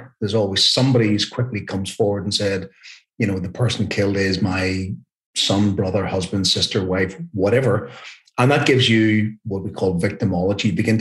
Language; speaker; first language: English; native; English